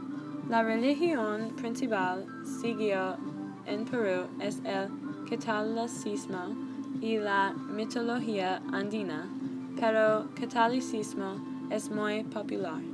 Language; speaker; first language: Spanish; non-native, learner; English